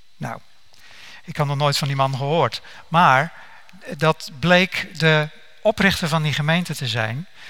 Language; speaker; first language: Dutch; native; Dutch